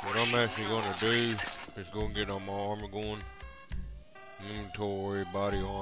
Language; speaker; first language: English; native; English